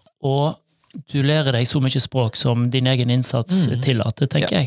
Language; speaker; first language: Norwegian; native; Norwegian